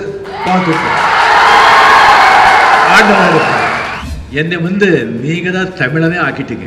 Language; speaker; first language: Tamil; non-native, fluent; Marathi